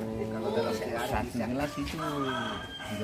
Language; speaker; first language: Indonesian; non-native, local second language; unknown